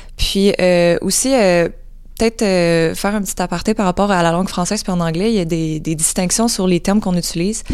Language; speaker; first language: French; native; French